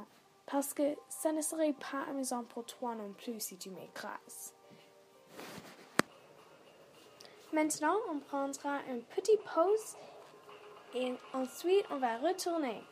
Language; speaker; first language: French; non-native, learner; English